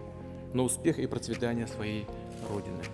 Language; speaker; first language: Russian; native; Russian